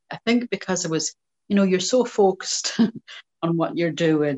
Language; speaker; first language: English; native; English